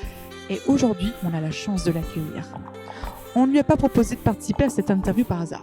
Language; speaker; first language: French; native; French